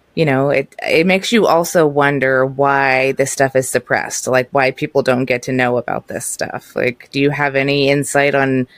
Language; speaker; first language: English; early bilingual, other home language; Norwegian